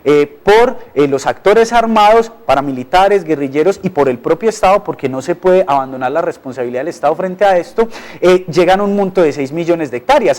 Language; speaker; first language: Spanish; native; Spanish